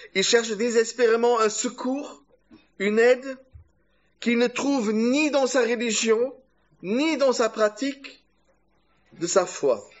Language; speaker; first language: French; non-native, fluent; German